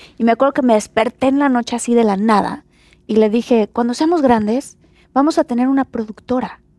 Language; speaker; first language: Spanish; native; Spanish